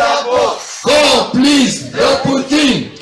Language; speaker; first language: French; non-native, fluent; Ukrainian